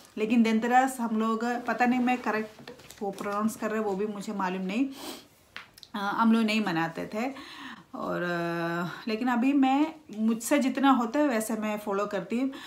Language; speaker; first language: Hindi; non-native, local second language; Malayalam